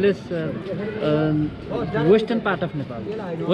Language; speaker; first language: English; non-native, learner; Nepali